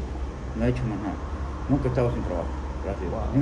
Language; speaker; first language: Spanish; native; Spanish